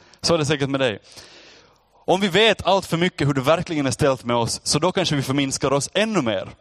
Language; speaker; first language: Swedish; native; Swedish